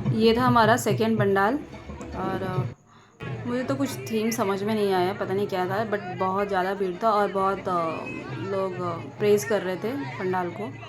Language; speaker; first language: Hindi; non-native, local second language; Bangla